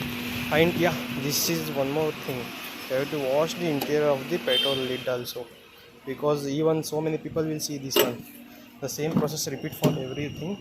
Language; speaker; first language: English; non-native, local second language; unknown